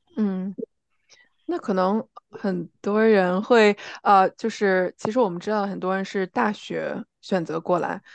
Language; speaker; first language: Chinese; native; Chinese